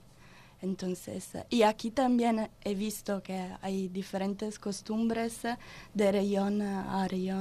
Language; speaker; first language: Spanish; non-native, learner; Italian